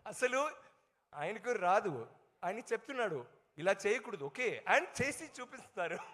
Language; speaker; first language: Telugu; non-native, learner; Tamil